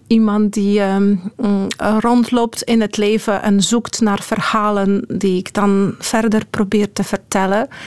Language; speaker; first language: Dutch; non-native, fluent; Polish